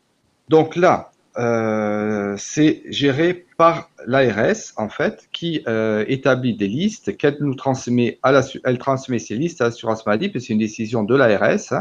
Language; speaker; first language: French; native; French